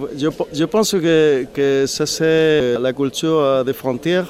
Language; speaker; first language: French; non-native, learner; Spanish